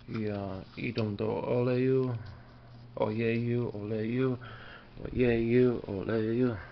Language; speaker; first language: Polish; early bilingual, heritage; Polish